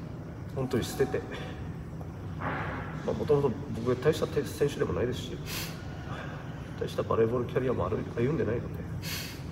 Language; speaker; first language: Japanese; native; Japanese